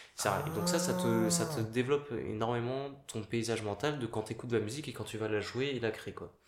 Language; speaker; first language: French; native; French